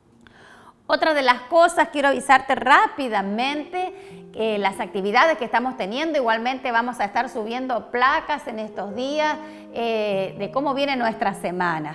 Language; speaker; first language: Spanish; native; Spanish